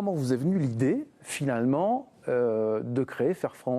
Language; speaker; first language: French; native; French